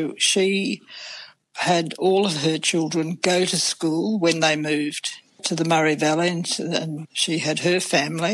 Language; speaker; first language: English; native; English